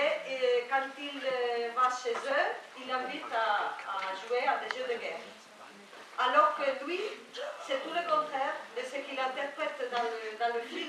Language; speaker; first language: French; non-native, fluent; Spanish